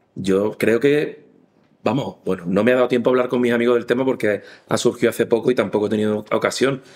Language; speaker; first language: Spanish; native; Spanish